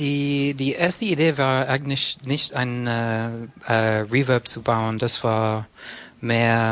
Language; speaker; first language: German; non-native, learner; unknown